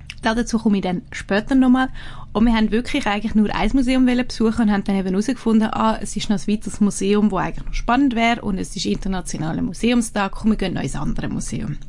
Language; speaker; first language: German; native; German